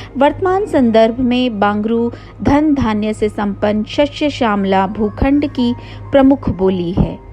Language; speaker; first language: Hindi; native; Hindi